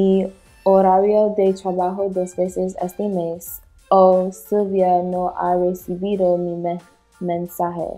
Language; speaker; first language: Spanish; non-native, learner; English